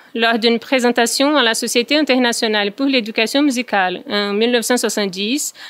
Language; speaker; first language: French; non-native, fluent; Portuguese